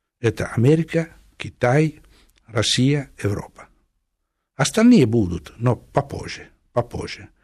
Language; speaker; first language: Russian; non-native, fluent; Italian